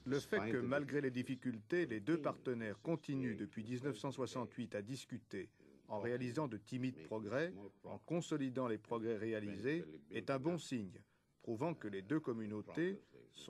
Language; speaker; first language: French; non-native, fluent; Turkish